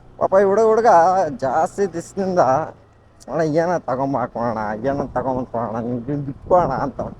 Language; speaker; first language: Kannada; non-native, local second language; Telugu